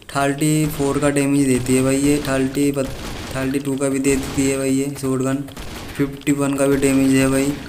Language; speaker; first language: Hindi; native; Hindi